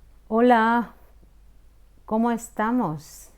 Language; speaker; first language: Spanish; non-native, fluent; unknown